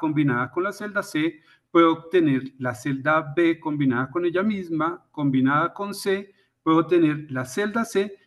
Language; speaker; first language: Spanish; native; Spanish